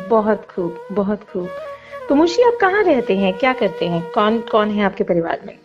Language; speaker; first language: Hindi; native; Hindi